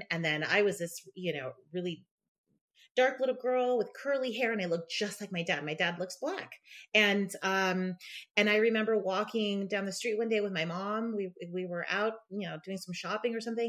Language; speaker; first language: English; early bilingual, other home language; Spanish